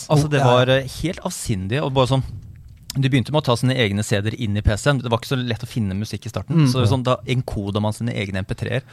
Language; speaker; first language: Norwegian; native; Norwegian